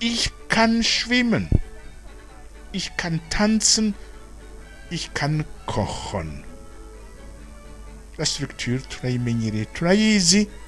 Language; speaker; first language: German; non-native, fluent; Rundi